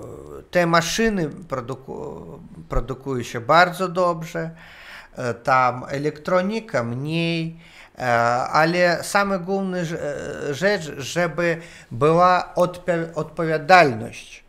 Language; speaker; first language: Polish; non-native, learner; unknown